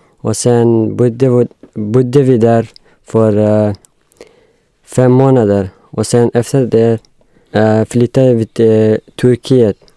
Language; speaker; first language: Swedish; non-native, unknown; Persian